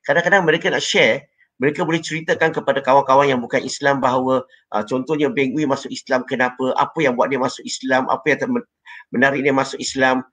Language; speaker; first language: Malay; non-native, local second language; Chinese